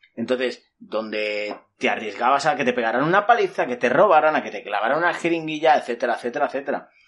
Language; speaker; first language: Spanish; native; Spanish